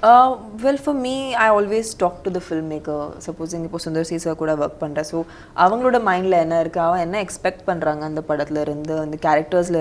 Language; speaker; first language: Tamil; non-native, local second language; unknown